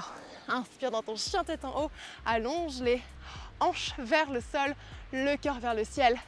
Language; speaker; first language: French; native; French